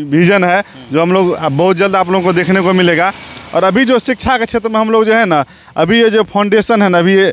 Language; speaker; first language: Hindi; native; Hindi